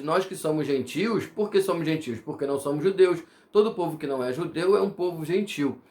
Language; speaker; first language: Portuguese; native; Portuguese